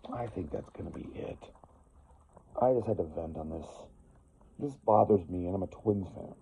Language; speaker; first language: English; native; English